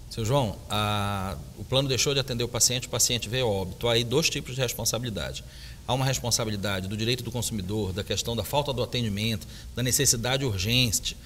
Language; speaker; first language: Portuguese; native; Portuguese